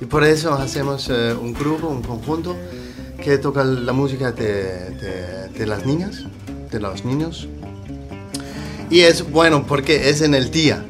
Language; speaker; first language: Spanish; non-native, learner; Danish